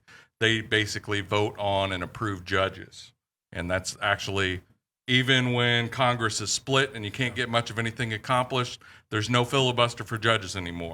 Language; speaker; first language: English; native; English